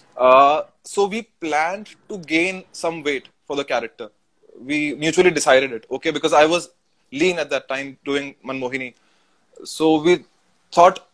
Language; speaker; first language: English; non-native, local second language; Hindi